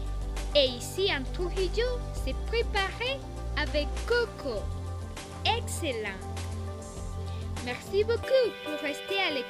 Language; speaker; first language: French; non-native, learner; Spanish